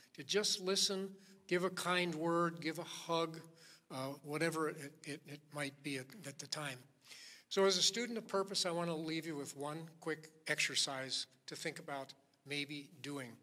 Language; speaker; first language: English; native; English